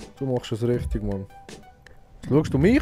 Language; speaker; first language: German; native; German